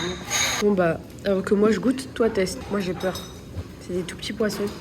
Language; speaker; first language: French; native; French